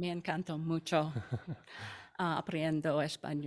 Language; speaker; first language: Spanish; non-native, learner; English